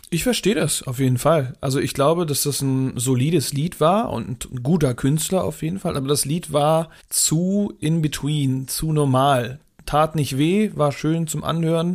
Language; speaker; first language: German; native; German